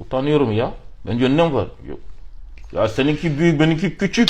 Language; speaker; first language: Turkish; non-native, learner; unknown